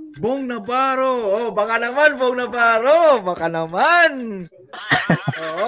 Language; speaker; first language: Filipino; non-native, local second language; Cebuano